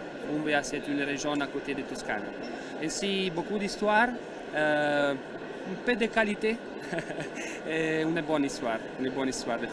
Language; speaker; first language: French; non-native, learner; Italian